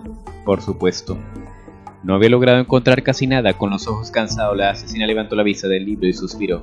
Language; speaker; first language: Spanish; native; Spanish